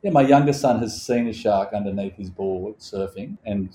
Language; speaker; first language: English; native; English